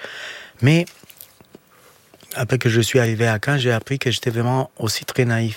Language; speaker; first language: French; non-native, fluent; Romanian